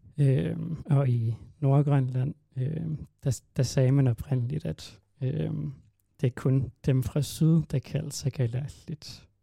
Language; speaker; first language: Danish; non-native, local second language; Kalaallisut